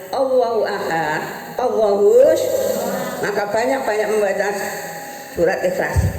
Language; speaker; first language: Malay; non-native, local second language; Javanese